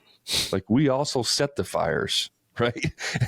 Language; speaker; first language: English; native; English